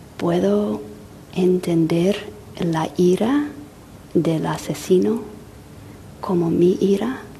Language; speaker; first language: Spanish; non-native, fluent; English